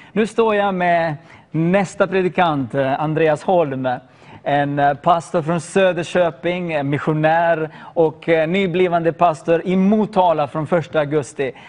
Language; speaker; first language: Swedish; non-native, fluent; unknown